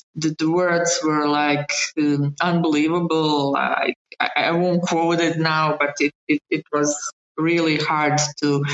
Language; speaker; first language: English; non-native, fluent; Bosnian